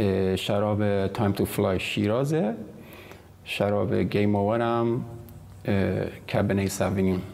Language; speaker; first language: Persian; non-native, local second language; Kurdish